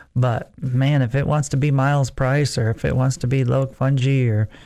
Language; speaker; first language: English; native; English